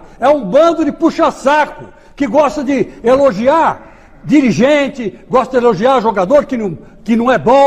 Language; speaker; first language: Portuguese; native; Portuguese